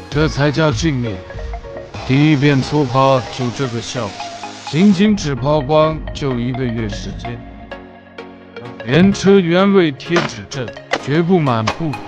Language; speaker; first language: Chinese; native; Chinese